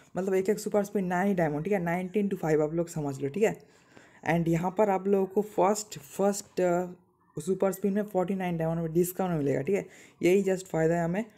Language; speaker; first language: Hindi; non-native, local second language; Bangla